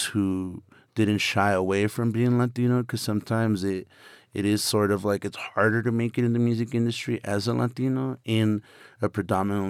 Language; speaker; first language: English; native; English